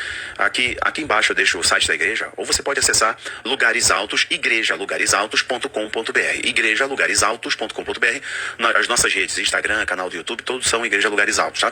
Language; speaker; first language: Portuguese; native; Portuguese